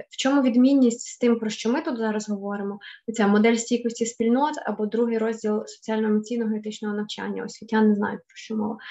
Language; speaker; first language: Ukrainian; native; Ukrainian